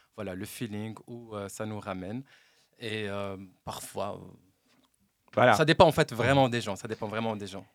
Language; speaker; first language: French; non-native, local second language; Arabic